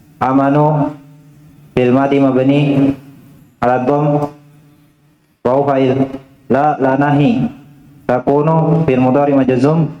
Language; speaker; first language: Arabic; non-native, learner; Indonesian